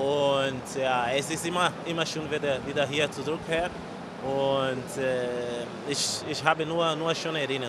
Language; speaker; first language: German; non-native, learner; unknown